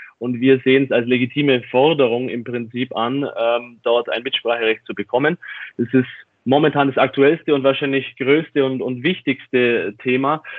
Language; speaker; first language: German; native; German